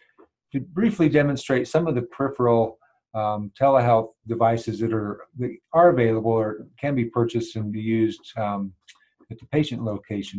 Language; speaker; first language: English; native; English